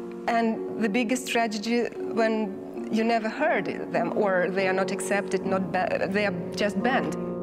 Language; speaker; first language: English; non-native, fluent; Ukrainian